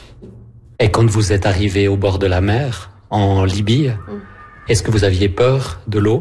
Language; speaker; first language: French; native; French